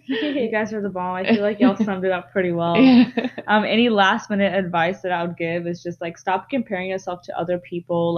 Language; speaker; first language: English; non-native, local second language; Bangla